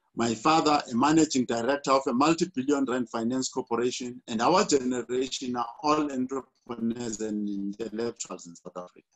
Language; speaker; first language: English; non-native, local second language; Xhosa